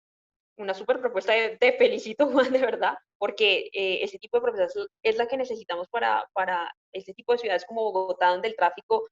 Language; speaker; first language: Spanish; native; Spanish